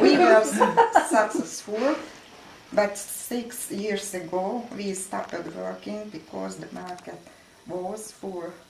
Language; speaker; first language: English; non-native, learner; Hungarian